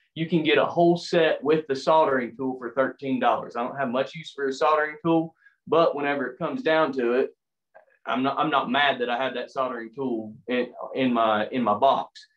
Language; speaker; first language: English; native; English